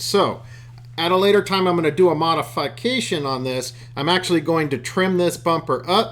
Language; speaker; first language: English; native; English